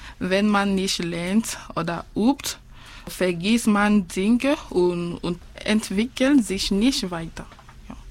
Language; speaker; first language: German; non-native, learner; French